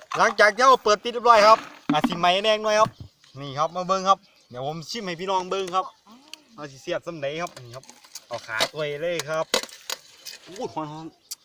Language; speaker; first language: Thai; native; Thai